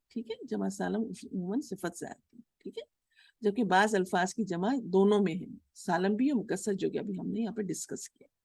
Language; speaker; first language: Urdu; native; Urdu